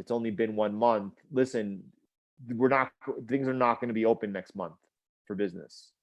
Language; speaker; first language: English; native; English